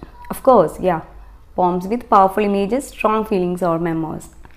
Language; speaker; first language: English; non-native, local second language; Malayalam